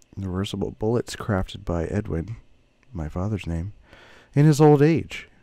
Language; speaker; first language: English; native; English